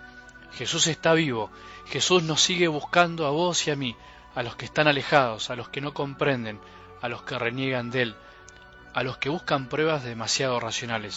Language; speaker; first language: Spanish; native; Spanish